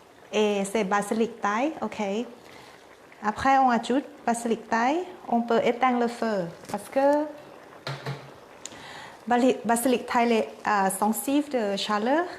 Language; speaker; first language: French; non-native, learner; Thai